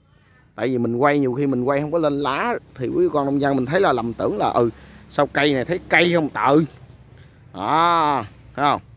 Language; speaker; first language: Vietnamese; native; Vietnamese